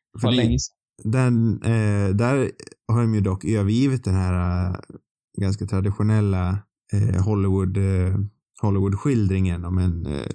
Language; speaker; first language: Swedish; native; Swedish